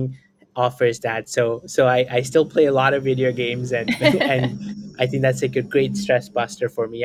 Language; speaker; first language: English; non-native, local second language; Hindi